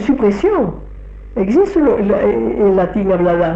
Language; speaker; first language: French; native; French